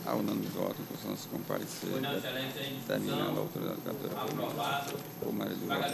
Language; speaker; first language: Portuguese; native; Portuguese